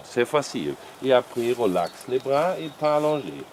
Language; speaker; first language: French; non-native, learner; German